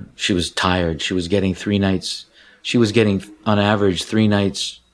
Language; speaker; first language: English; native; English